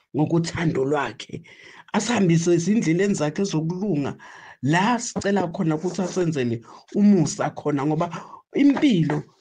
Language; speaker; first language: Zulu; non-native, local second language; Swati